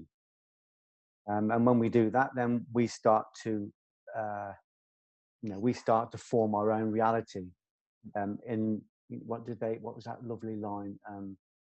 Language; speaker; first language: English; native; English